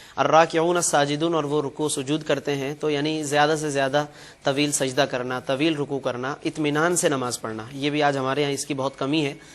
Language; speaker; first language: Urdu; native; Urdu